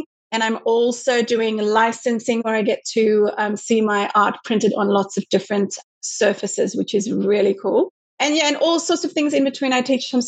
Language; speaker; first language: English; native; English